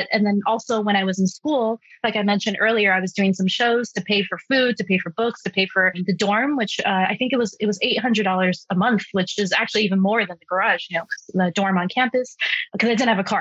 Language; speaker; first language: English; early bilingual, other home language; Chinese